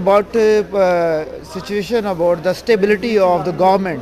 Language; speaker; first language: English; non-native, local second language; Urdu